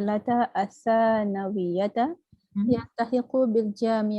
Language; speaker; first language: Arabic; non-native, learner; Malay